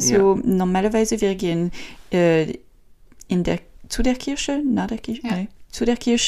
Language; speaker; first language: German; non-native, learner; French